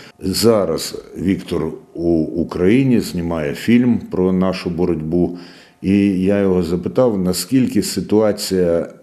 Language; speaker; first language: Ukrainian; native; Ukrainian